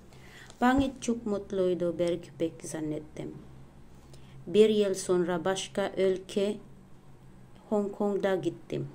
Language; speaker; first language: Turkish; non-native, learner; Filipino